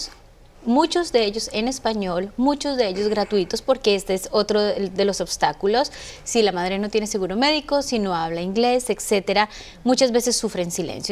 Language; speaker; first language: Spanish; native; Spanish